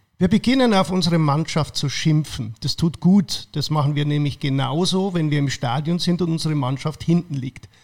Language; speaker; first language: German; native; German